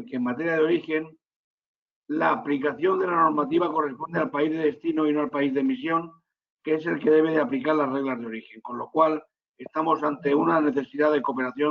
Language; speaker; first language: Spanish; native; Spanish